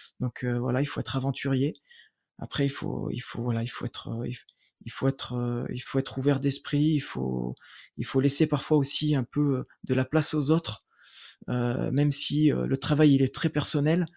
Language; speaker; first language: French; native; French